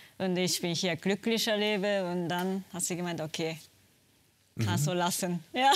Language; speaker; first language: German; non-native, learner; Japanese